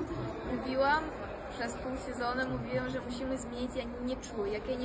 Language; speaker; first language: Polish; non-native, fluent; Russian